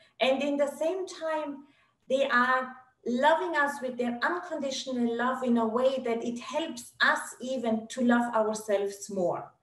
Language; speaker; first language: English; non-native, fluent; German